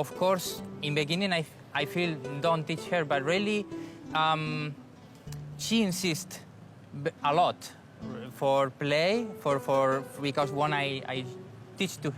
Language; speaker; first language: English; non-native, learner; Spanish